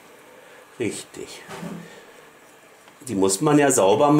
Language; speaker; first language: German; native; German